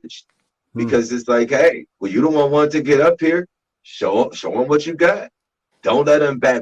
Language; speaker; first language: English; native; English